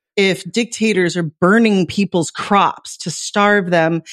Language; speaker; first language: English; native; English